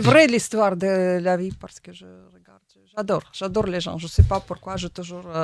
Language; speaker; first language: French; non-native, learner; Russian